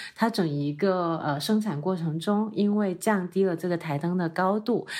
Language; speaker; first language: Chinese; non-native, local second language; Cantonese